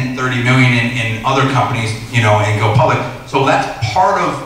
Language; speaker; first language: English; native; English